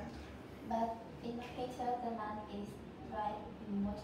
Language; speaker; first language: English; non-native, learner; Vietnamese